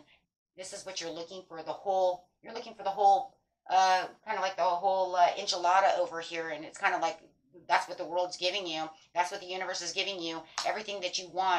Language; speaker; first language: English; native; English